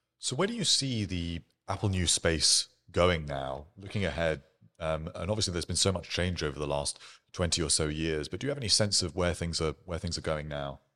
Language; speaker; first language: English; native; English